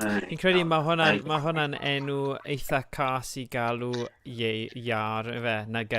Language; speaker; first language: Welsh; native; Welsh